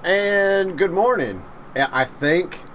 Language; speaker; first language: English; native; English